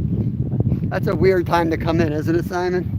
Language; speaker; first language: English; native; English